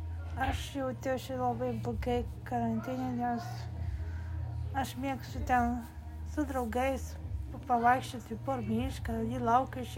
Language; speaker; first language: Lithuanian; non-native, learner; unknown